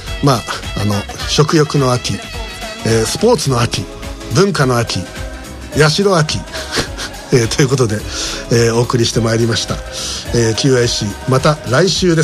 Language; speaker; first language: Japanese; native; Japanese